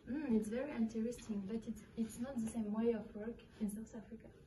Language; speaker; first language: English; non-native, learner; French